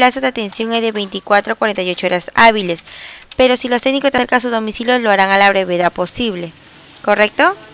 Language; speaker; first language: Spanish; native; Spanish